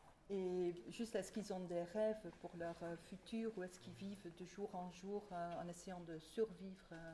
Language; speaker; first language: French; native; French